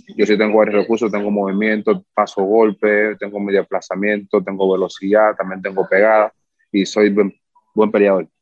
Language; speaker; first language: Spanish; native; Spanish